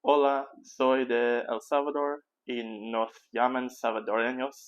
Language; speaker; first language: Spanish; early bilingual, heritage; English